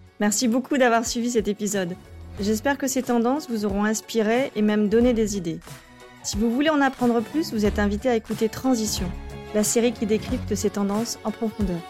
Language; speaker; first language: French; native; French